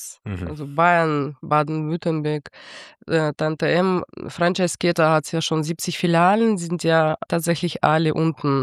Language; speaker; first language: German; non-native, fluent; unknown